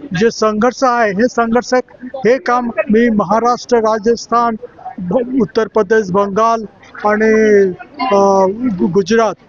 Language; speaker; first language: Marathi; non-native, local second language; Bangla